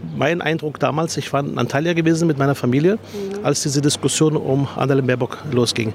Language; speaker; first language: German; early bilingual, other home language; Arabic